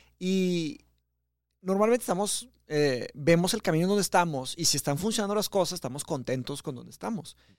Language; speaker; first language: Spanish; early bilingual, other home language; Portuguese